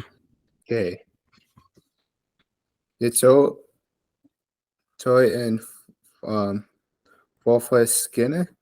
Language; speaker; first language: Danish; non-native, learner; English